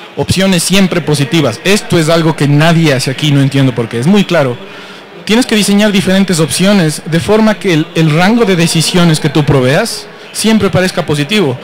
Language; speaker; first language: Spanish; native; Spanish